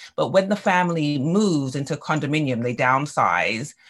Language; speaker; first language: English; native; English